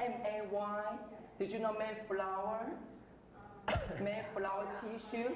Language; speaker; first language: English; non-native, fluent; Chinese